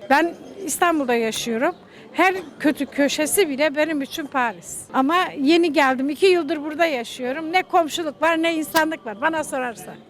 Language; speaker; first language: Turkish; native; Turkish